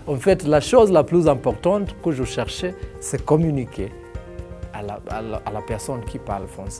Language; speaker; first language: French; non-native, fluent; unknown